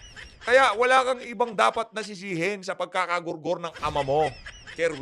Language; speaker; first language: Filipino; native; Filipino